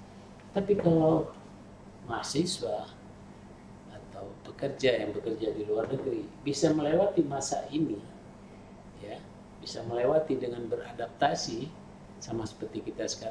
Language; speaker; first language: Indonesian; native; Indonesian